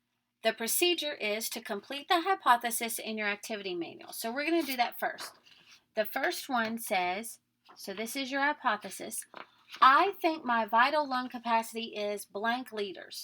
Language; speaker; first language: English; native; English